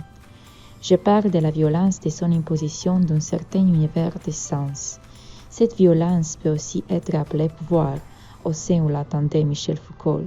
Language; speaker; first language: French; non-native, fluent; Romanian